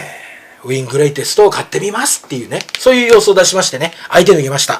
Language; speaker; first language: Japanese; native; Japanese